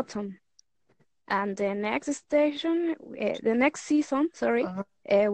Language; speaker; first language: English; non-native, learner; Spanish